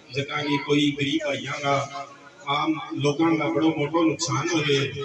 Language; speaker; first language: Hindi; native; Hindi